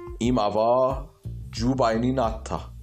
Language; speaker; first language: Japanese; non-native, fluent; Persian